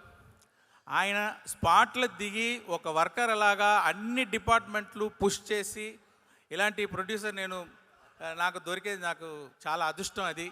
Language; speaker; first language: Telugu; non-native, learner; Tamil